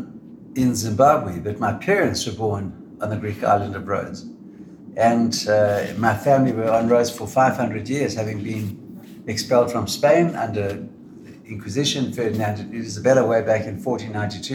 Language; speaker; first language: English; native; English